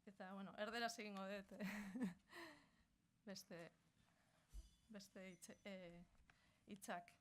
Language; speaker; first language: Basque; non-native, local second language; Spanish